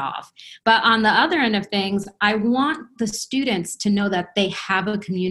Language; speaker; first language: English; early bilingual, other home language; Spanish